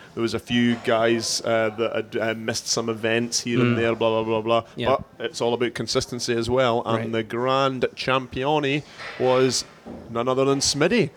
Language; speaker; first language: English; native; English